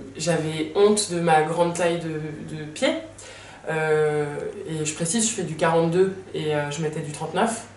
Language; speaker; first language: French; native; French